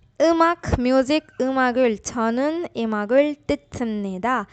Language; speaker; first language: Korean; non-native, learner; Urdu